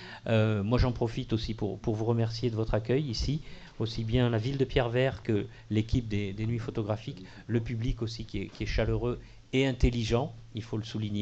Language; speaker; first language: French; native; French